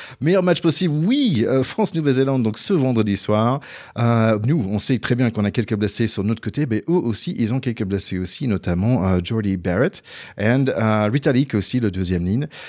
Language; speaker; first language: French; non-native, fluent; English